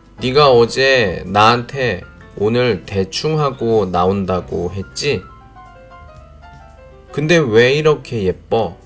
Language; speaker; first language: Korean; non-native, fluent; Chinese